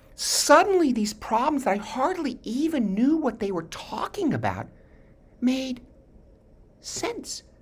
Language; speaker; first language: English; native; English